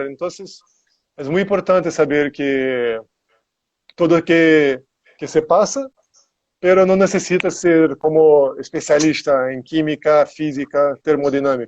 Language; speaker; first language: Spanish; non-native, learner; Portuguese